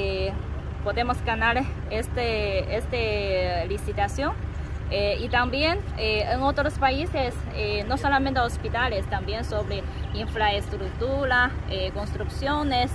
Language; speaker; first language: Spanish; non-native, learner; Chinese